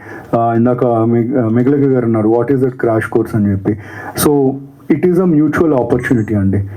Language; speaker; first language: Telugu; native; Telugu